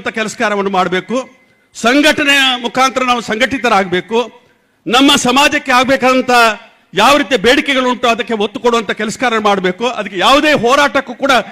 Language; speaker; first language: Kannada; non-native, local second language; Tulu